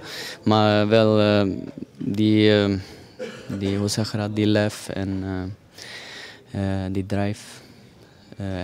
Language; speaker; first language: Dutch; non-native, fluent; Swedish